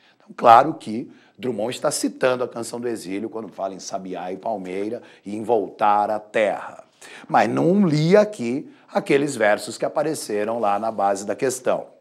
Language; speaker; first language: Portuguese; native; Portuguese